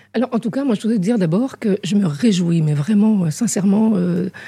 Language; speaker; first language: French; native; French